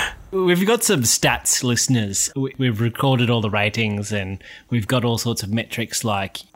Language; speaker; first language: English; native; English